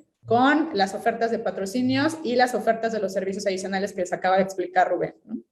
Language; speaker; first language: Spanish; native; Spanish